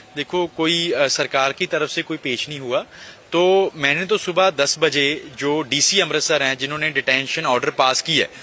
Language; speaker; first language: Hindi; non-native, local second language; Punjabi